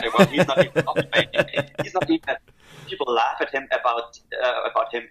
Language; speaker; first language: English; non-native, fluent; German